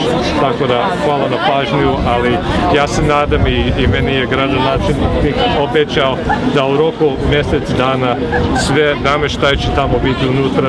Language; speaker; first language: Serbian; non-native, fluent; English